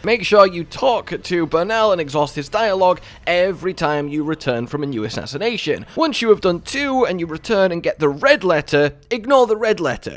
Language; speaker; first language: English; native; English